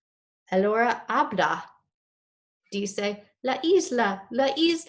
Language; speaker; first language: Spanish; non-native, fluent; English